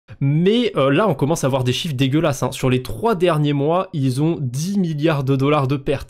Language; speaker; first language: French; native; French